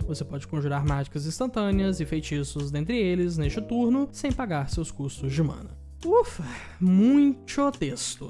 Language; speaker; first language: Portuguese; native; Portuguese